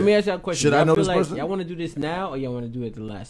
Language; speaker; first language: English; native; English